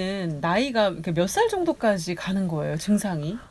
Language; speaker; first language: Korean; native; Korean